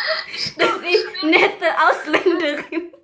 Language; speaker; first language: German; non-native, learner; Indonesian